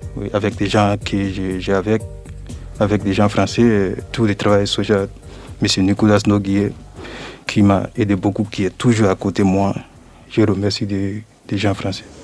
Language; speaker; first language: French; non-native, learner; English